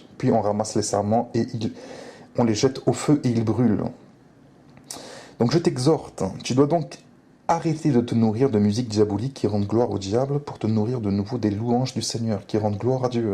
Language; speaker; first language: French; native; French